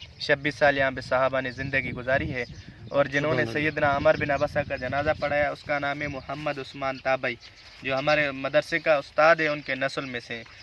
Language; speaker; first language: Urdu; non-native, local second language; Sindhi